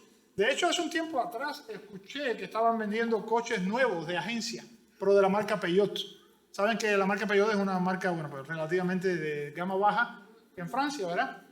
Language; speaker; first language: Spanish; native; Spanish